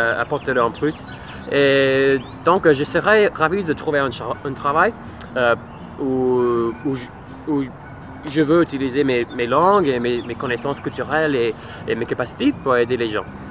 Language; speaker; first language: French; non-native, learner; English